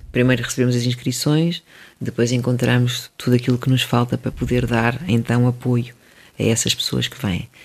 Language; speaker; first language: Portuguese; early bilingual, other home language; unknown